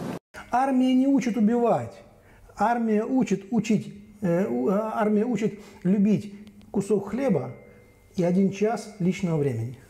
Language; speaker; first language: Russian; native; Russian